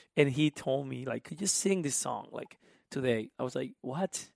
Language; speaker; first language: English; early bilingual, other home language; Spanish